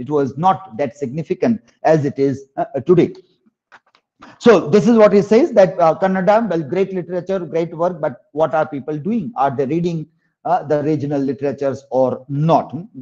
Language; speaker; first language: English; non-native, local second language; Gujarati